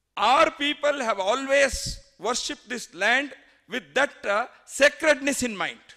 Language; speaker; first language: English; non-native, local second language; Kannada